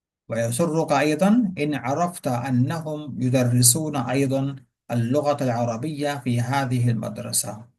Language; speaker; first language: Arabic; non-native, fluent; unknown